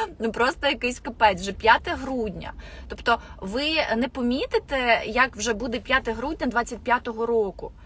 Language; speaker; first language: Ukrainian; non-native, local second language; Russian